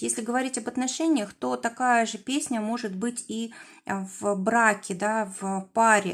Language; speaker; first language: Russian; native; Russian